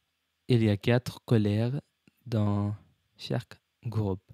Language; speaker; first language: French; non-native, learner; English